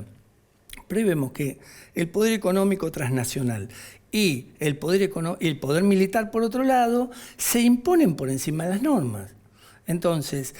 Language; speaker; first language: Spanish; native; Spanish